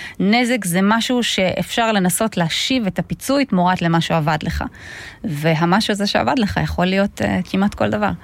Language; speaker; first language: Hebrew; non-native, fluent; Russian